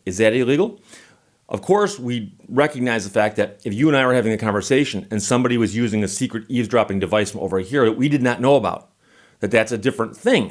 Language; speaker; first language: English; native; English